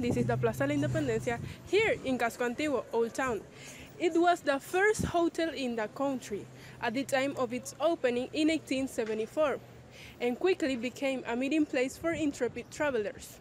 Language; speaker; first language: English; non-native, learner; Spanish